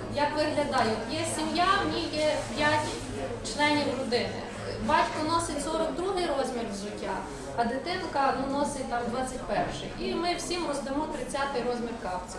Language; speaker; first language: Ukrainian; native; Ukrainian